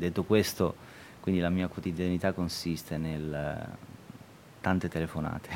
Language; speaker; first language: Italian; early bilingual, other home language; Albanian